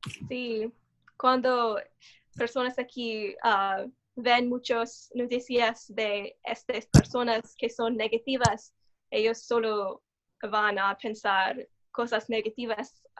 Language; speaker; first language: Spanish; non-native, learner; English